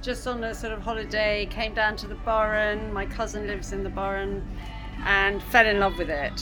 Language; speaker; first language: English; native; English